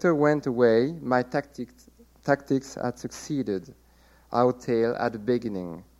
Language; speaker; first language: English; non-native, fluent; French